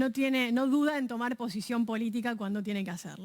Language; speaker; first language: Spanish; native; Spanish